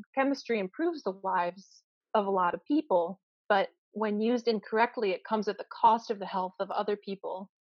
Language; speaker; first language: English; native; English